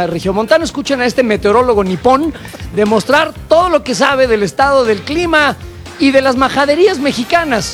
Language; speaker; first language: Spanish; native; Spanish